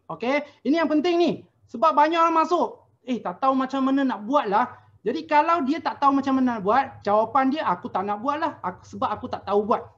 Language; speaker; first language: Malay; non-native, local second language; Chinese